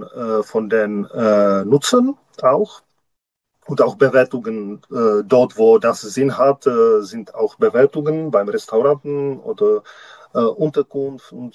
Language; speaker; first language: German; non-native, learner; Czech